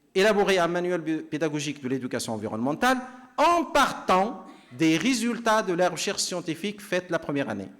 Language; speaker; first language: French; non-native, local second language; Arabic